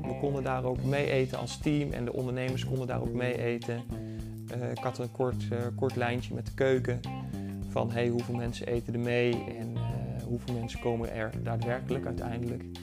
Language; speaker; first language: Dutch; native; Dutch